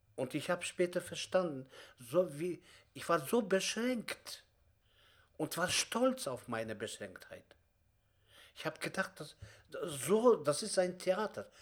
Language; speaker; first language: German; non-native, fluent; Kazakh